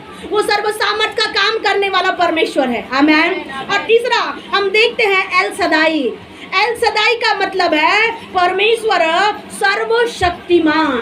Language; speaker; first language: Hindi; native; Hindi